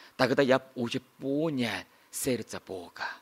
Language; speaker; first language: Russian; non-native, learner; Korean